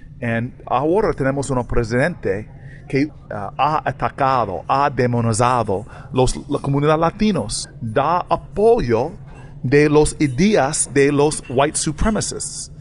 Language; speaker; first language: Spanish; non-native, learner; English